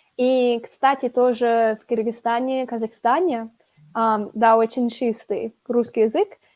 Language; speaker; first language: Russian; non-native, fluent; English